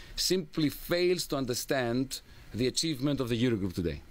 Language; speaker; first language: English; non-native, fluent; Greek